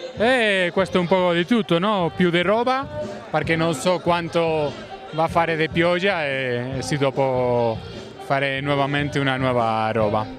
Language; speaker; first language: Italian; non-native, learner; Spanish